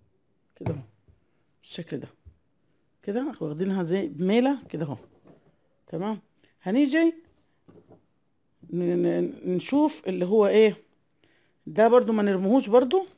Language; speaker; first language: Arabic; native; Arabic